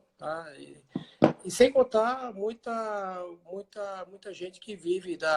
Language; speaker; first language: Portuguese; native; Portuguese